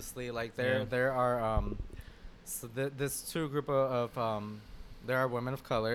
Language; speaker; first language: English; native; English